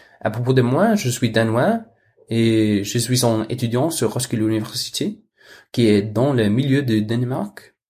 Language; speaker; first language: French; non-native, learner; Danish